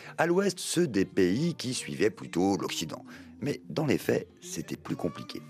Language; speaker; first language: French; native; French